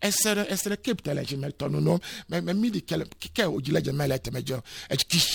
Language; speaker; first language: Hungarian; non-native, fluent; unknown